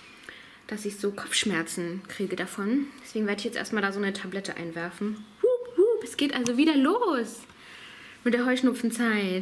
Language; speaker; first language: German; native; German